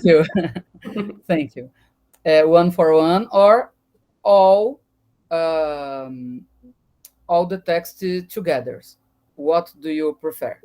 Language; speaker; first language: English; non-native, learner; Portuguese